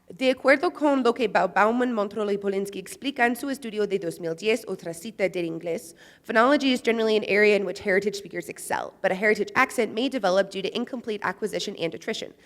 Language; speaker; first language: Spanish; non-native, fluent; English